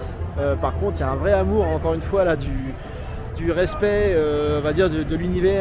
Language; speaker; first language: French; native; French